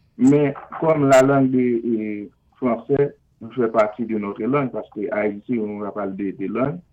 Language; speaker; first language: French; non-native, local second language; Haitian Creole